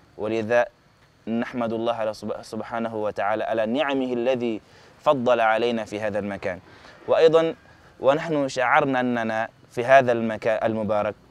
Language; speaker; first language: Arabic; non-native, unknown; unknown